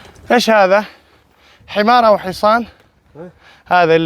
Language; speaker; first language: Arabic; non-native, learner; Tajik